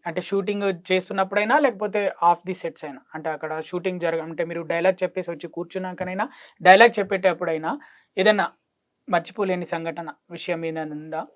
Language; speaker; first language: Telugu; native; Telugu